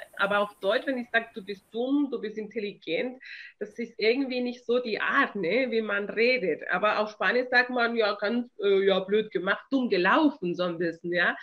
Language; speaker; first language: German; non-native, fluent; Spanish